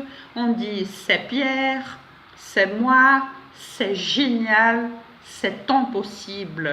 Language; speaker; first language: French; non-native, fluent; Portuguese